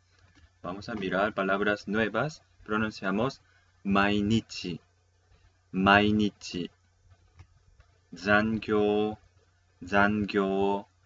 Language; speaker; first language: Spanish; non-native, fluent; Korean